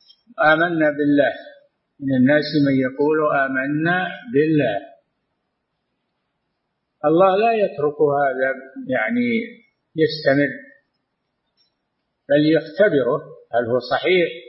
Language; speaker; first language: Arabic; native; Arabic